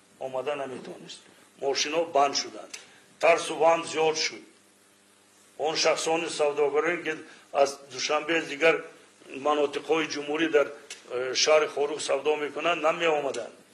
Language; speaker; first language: Tajik; non-native, local second language; Shughni